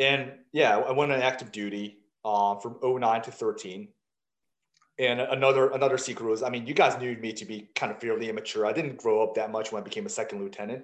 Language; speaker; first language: English; early bilingual, other home language; Chinese